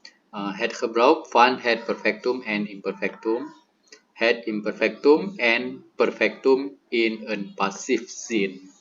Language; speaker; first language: Dutch; non-native, learner; Indonesian